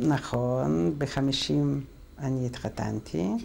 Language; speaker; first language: Hebrew; non-native, fluent; Russian